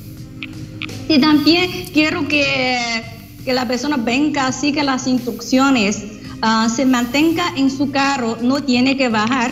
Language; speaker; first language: Spanish; non-native, fluent; Chinese